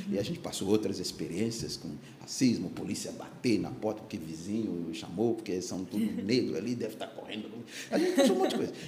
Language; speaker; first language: Portuguese; non-native, fluent; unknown